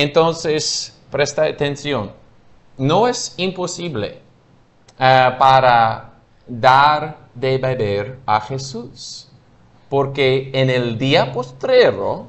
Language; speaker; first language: Spanish; non-native, fluent; English